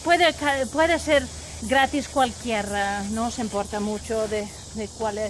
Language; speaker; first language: Spanish; non-native, learner; English